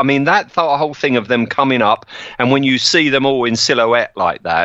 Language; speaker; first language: English; native; English